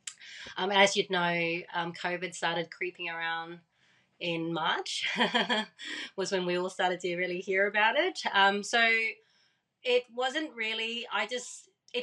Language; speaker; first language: English; early bilingual, other home language; Thai